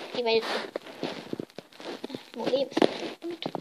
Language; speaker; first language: Finnish; native; Finnish